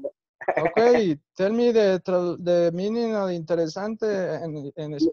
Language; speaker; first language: English; non-native, fluent; Spanish